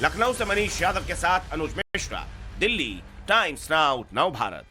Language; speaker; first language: Hindi; native; Hindi